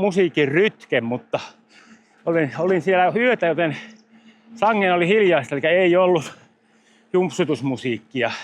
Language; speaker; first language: Finnish; native; Finnish